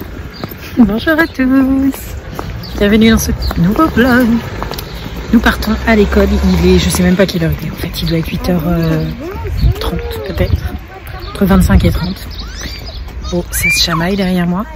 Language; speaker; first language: French; native; French